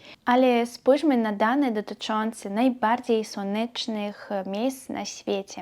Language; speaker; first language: Polish; non-native, learner; Belarusian